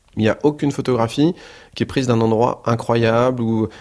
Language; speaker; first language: French; native; French